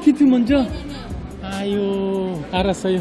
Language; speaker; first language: Korean; native; Korean